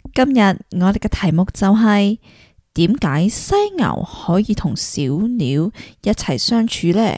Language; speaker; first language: Cantonese; early bilingual, heritage; Cantonese